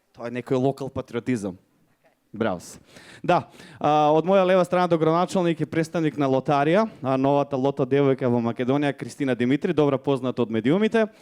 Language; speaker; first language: Macedonian; native; Macedonian